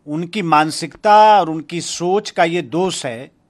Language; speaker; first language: Hindi; native; Hindi